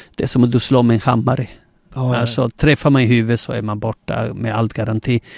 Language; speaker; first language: Swedish; non-native, fluent; Spanish